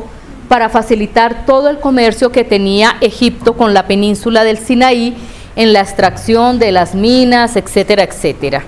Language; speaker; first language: Spanish; native; Spanish